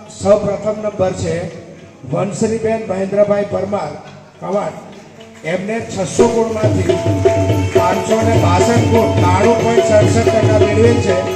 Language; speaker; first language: Gujarati; native; Gujarati